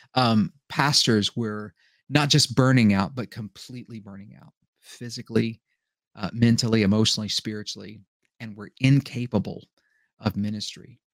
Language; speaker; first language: English; native; English